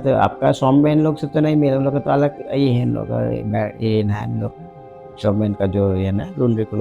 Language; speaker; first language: Hindi; non-native, local second language; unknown